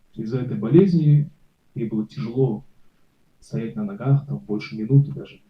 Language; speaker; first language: Russian; non-native, local second language; Kazakh